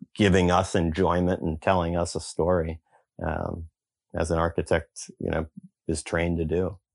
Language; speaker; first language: English; native; English